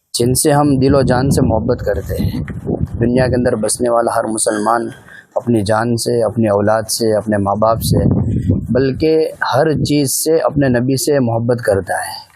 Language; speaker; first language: Urdu; non-native, local second language; Gujarati